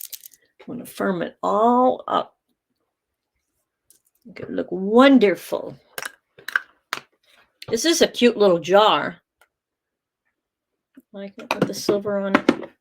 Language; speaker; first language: English; native; English